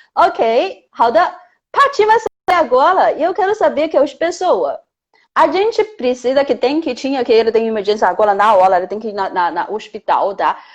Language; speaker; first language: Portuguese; non-native, fluent; Chinese